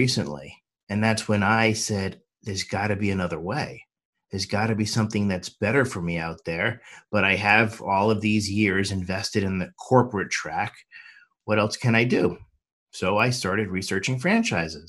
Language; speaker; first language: English; native; English